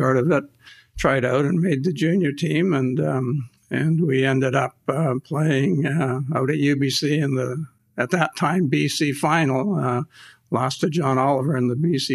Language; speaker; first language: English; native; English